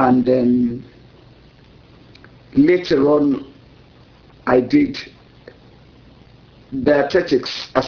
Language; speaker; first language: English; non-native, local second language; Yoruba